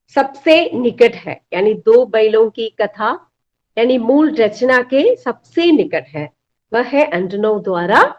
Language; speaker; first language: Hindi; non-native, local second language; Malayalam